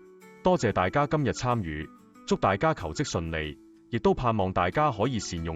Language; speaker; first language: Cantonese; native; Cantonese